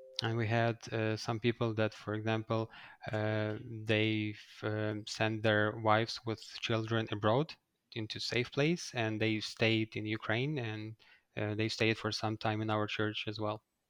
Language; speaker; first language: English; non-native, fluent; Ukrainian